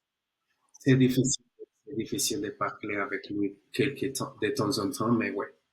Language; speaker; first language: French; non-native, learner; Spanish